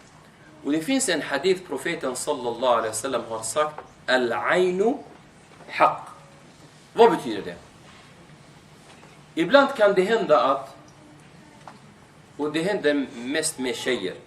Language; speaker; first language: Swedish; non-native, fluent; Arabic